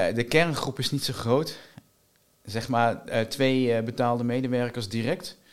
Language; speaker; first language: Dutch; native; Dutch